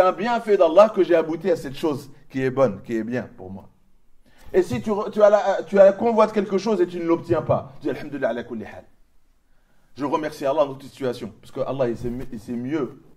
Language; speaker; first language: French; native; French